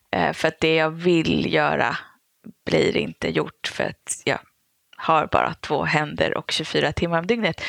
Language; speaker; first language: Swedish; native; Swedish